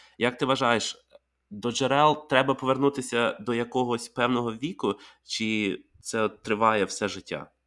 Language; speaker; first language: Ukrainian; native; Ukrainian